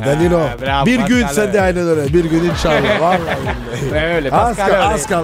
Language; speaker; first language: Turkish; non-native, learner; French